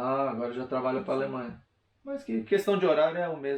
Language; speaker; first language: Portuguese; native; Portuguese